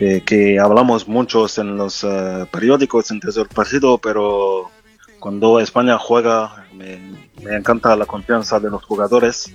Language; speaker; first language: Spanish; non-native, fluent; French